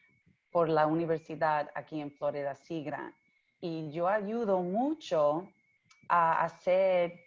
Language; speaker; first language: Spanish; early bilingual, heritage; English